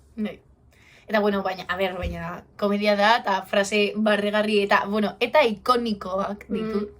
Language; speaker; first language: Basque; non-native, local second language; Spanish